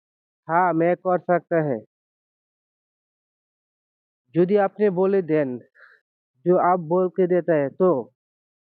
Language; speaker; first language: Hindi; non-native, learner; Bangla